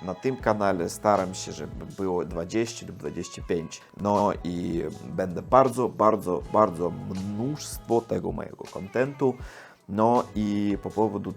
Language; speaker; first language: Polish; non-native, learner; Russian